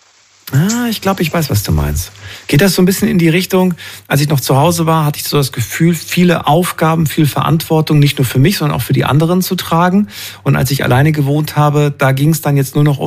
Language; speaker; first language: German; native; German